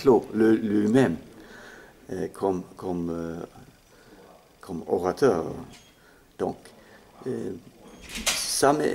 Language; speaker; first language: French; non-native, fluent; Swedish